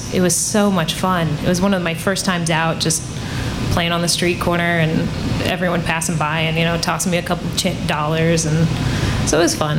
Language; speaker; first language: English; native; English